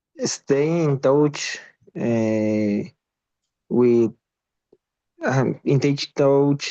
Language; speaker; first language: English; non-native, learner; Spanish